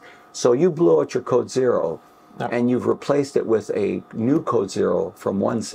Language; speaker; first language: English; native; English